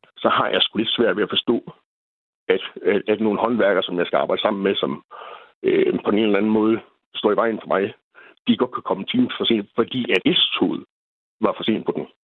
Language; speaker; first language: Danish; native; Danish